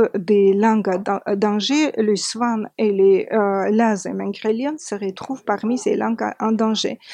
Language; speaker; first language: French; non-native, fluent; Georgian